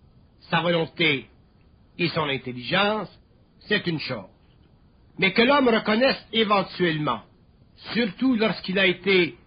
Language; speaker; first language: French; native; French